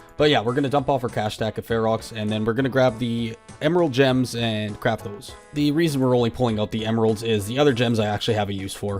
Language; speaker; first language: English; native; English